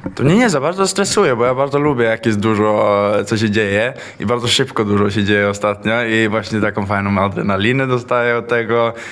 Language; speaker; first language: Polish; early bilingual, heritage; Polish